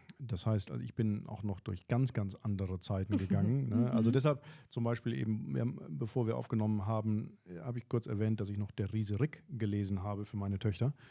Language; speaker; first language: German; native; German